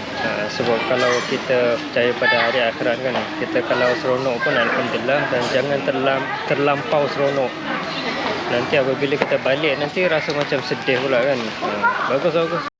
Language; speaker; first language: Malay; non-native, fluent; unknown